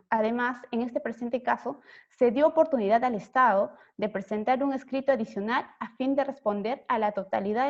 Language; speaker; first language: Spanish; native; Spanish